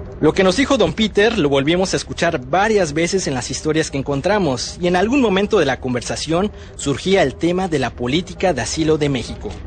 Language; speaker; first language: Spanish; native; Spanish